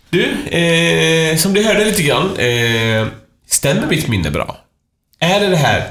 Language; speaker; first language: Swedish; non-native, fluent; Persian